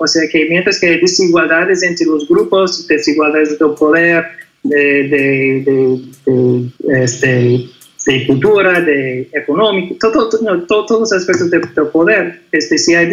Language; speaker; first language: Spanish; non-native, fluent; English